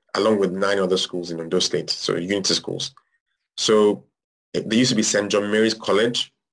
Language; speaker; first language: English; non-native, local second language; Yoruba